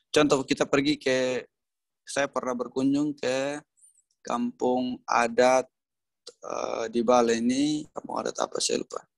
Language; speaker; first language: Indonesian; native; Indonesian